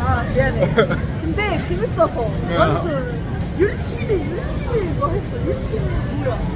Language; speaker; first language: Korean; non-native, learner; Arabic